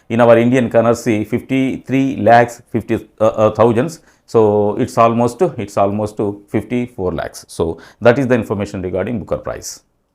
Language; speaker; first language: English; non-native, local second language; Telugu